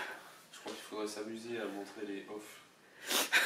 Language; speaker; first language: French; native; French